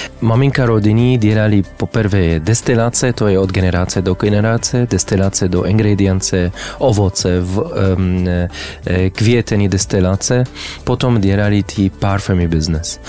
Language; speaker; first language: Czech; non-native, learner; Arabic